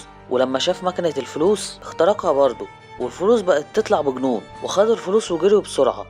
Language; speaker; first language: Arabic; native; Arabic